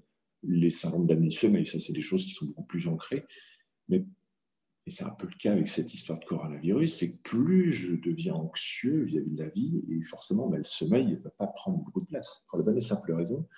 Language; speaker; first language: French; native; French